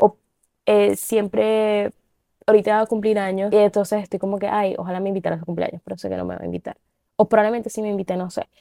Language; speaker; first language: Spanish; native; Spanish